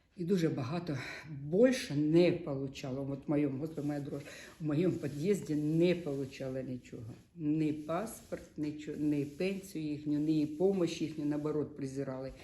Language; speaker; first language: Ukrainian; non-native, local second language; Russian